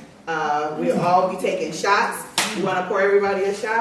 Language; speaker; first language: English; native; English